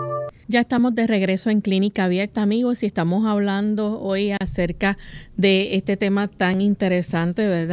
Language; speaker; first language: Spanish; native; Spanish